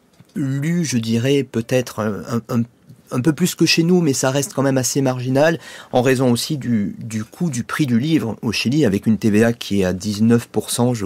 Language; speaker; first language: French; native; French